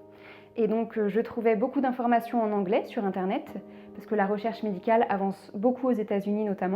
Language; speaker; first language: French; native; French